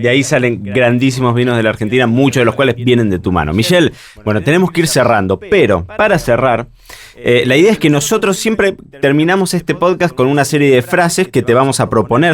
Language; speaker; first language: Spanish; native; Spanish